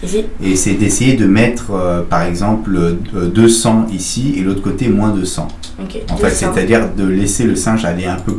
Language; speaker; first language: French; native; French